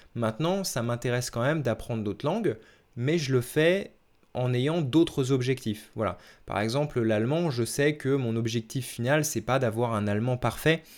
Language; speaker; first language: French; native; French